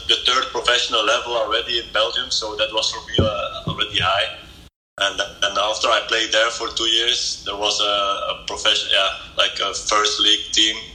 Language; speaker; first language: English; non-native, fluent; Dutch